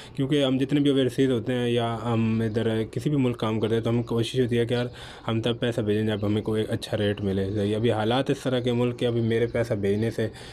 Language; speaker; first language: Urdu; native; Urdu